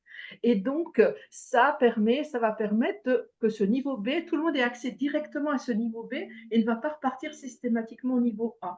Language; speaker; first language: French; native; French